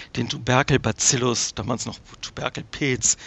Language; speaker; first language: German; native; German